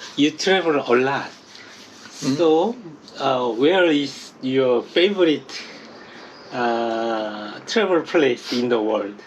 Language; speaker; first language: English; non-native, learner; Korean